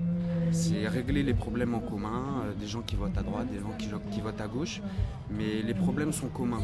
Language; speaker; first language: French; native; French